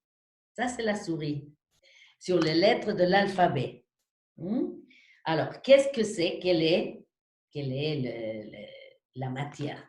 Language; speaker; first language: French; non-native, fluent; Spanish